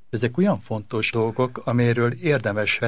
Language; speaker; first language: Hungarian; native; Hungarian